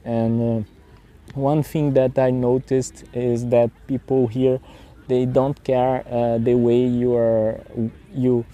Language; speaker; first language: English; non-native, fluent; Portuguese